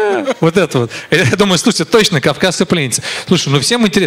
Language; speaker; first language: Russian; native; Russian